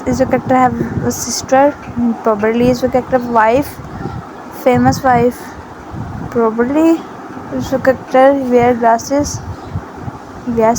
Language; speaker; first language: English; non-native, learner; Urdu